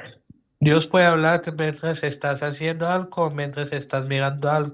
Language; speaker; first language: Spanish; non-native, fluent; Dutch